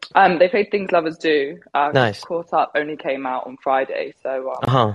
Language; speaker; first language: English; native; English